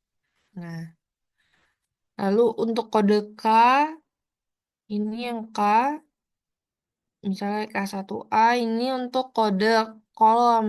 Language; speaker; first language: Indonesian; native; Indonesian